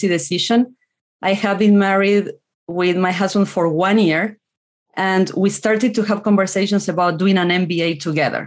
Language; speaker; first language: English; non-native, fluent; Spanish